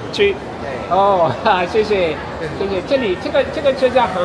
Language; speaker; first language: Chinese; non-native, fluent; English